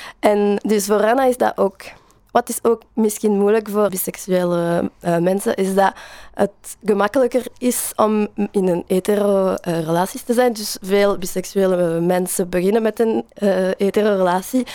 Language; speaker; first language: Dutch; non-native, learner; French